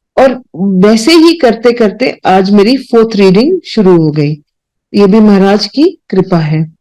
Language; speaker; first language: Hindi; non-native, local second language; Punjabi